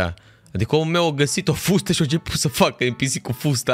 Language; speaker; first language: Romanian; native; Romanian